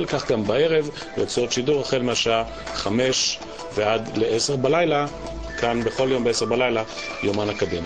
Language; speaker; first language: Hebrew; native; Hebrew